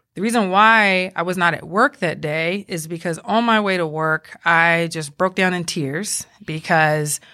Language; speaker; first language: English; native; English